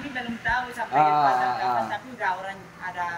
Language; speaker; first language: Indonesian; non-native, fluent; Spanish